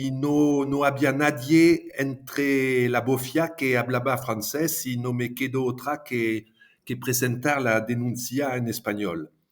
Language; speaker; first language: Spanish; non-native, fluent; French